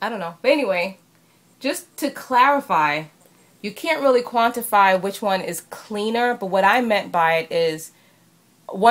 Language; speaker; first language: English; native; English